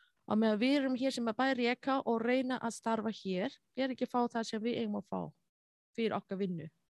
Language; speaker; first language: Icelandic; non-native, fluent; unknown